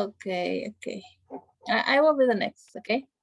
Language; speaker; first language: English; non-native, learner; Spanish